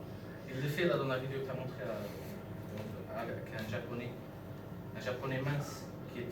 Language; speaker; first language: French; native; French